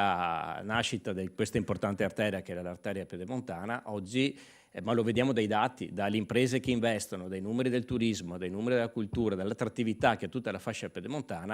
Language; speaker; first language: Italian; native; Italian